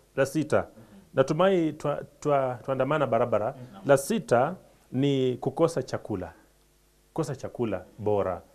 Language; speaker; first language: Swahili; native; Swahili